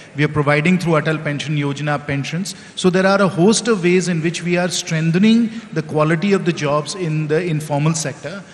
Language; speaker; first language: English; non-native, local second language; Hindi